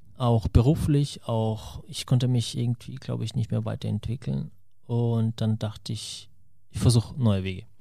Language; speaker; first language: German; non-native, fluent; Russian